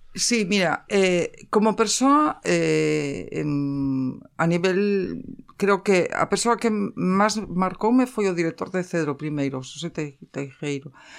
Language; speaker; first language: Galician; native; Galician